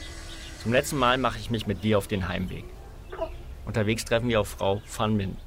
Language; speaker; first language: German; native; German